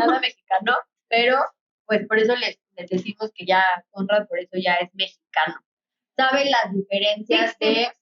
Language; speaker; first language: Spanish; native; Spanish